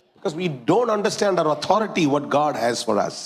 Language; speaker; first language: English; non-native, local second language; Tamil